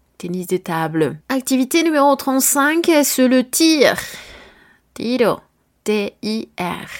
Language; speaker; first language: French; non-native, learner; Spanish